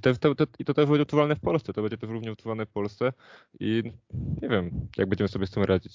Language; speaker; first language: Polish; native; Polish